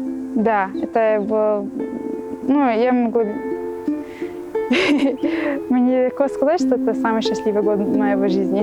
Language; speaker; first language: Russian; non-native, fluent; English